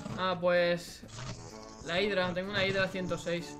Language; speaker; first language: Spanish; native; Spanish